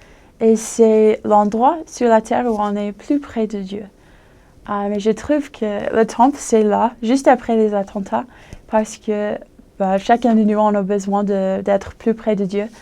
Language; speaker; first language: French; non-native, fluent; English